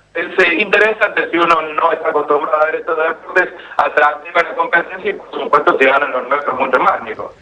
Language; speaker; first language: Spanish; native; Spanish